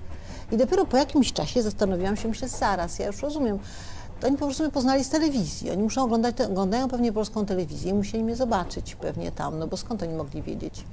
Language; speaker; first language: Polish; native; Polish